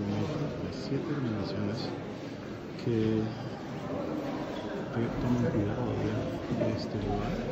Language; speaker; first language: Spanish; early bilingual, heritage; Spanish